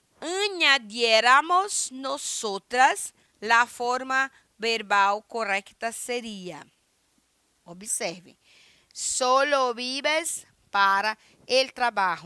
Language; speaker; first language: Spanish; non-native, learner; Portuguese